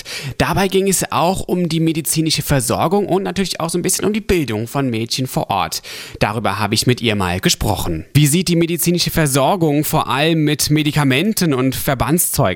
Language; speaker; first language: German; native; German